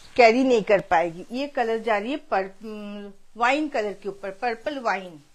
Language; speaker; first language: Hindi; non-native, local second language; Bangla